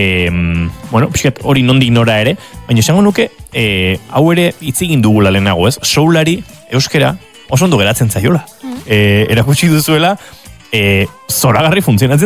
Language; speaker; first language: Basque; native; Basque